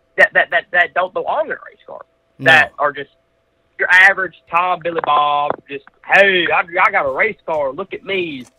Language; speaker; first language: English; native; English